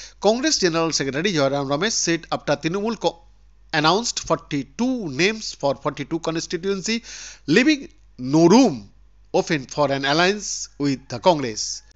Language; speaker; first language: English; non-native, local second language; Bangla